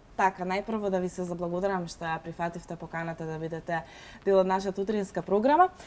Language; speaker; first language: Macedonian; native; Macedonian